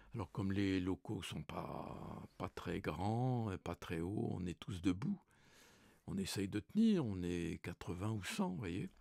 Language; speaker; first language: French; native; French